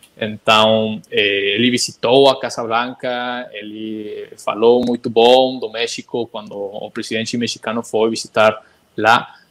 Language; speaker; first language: Portuguese; non-native, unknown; Spanish